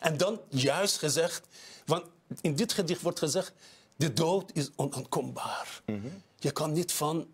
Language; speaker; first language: Dutch; non-native, fluent; Persian